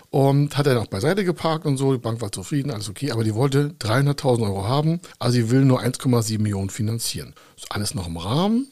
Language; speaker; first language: German; native; German